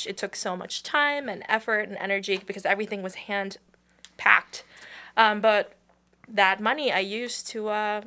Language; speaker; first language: English; non-native, local second language; Filipino